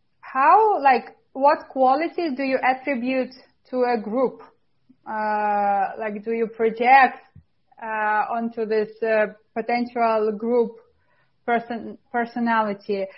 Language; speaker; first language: English; non-native, fluent; Russian